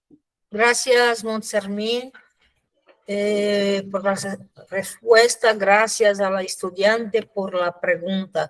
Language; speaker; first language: Spanish; non-native, fluent; Portuguese